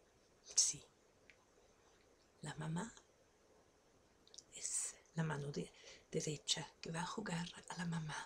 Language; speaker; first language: Spanish; non-native, fluent; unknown